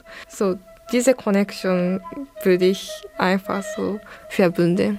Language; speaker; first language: German; non-native, learner; Japanese